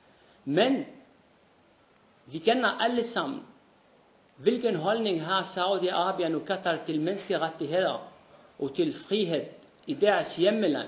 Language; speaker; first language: Danish; non-native, fluent; Arabic